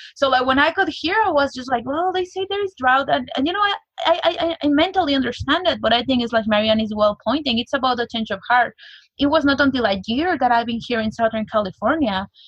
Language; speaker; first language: English; non-native, fluent; Spanish